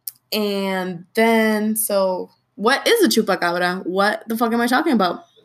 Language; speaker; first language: English; non-native, local second language; Spanish